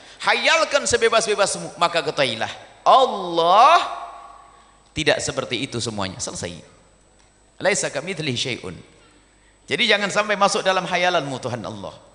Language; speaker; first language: Indonesian; native; Indonesian